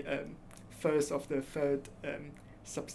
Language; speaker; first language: English; non-native, local second language; Cantonese